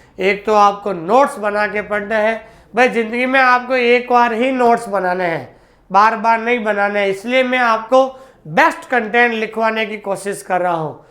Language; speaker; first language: Hindi; native; Hindi